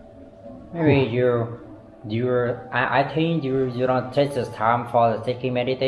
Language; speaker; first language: English; non-native, learner; Vietnamese